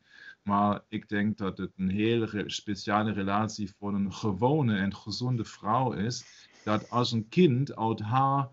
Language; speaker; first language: Dutch; non-native, learner; German